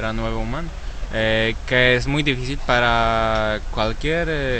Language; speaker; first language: Spanish; non-native, learner; Polish